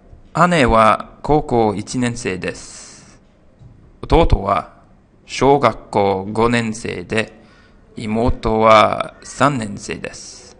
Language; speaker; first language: Japanese; non-native, fluent; English